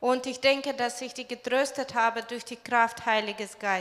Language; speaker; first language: German; non-native, fluent; Russian